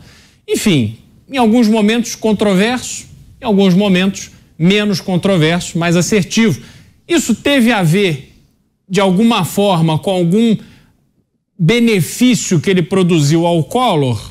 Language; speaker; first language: Portuguese; native; Portuguese